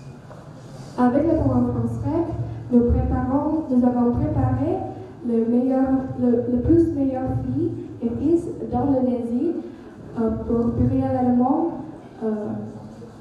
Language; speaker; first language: French; non-native, learner; Indonesian